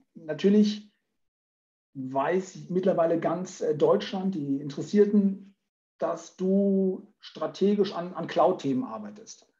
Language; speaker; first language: German; native; German